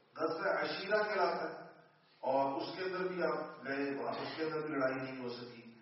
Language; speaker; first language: Urdu; non-native, local second language; Pashto